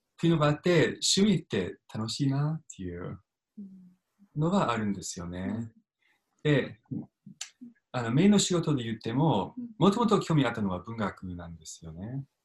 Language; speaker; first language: Japanese; non-native, fluent; English